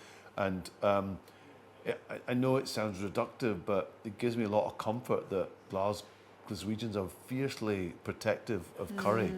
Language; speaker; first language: English; early bilingual, other home language; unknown